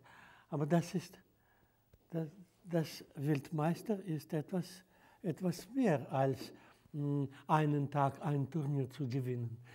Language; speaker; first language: German; non-native, fluent; Russian